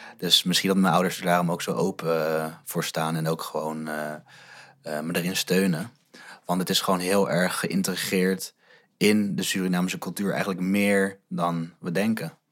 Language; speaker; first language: Dutch; native; Dutch